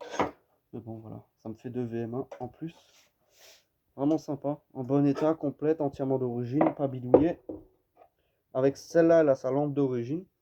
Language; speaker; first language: French; native; French